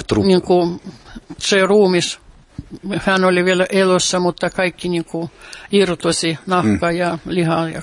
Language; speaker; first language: Finnish; non-native, fluent; Russian